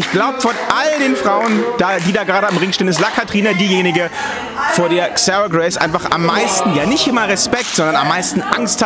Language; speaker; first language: German; native; German